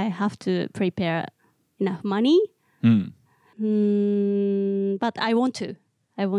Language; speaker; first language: English; non-native, learner; Japanese